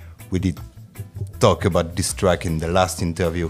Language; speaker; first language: English; non-native, fluent; French